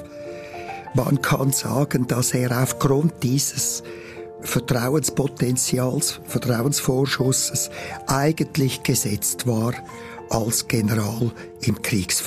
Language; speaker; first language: German; native; German